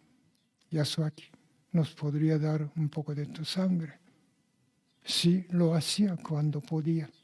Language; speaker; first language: Spanish; non-native, fluent; Japanese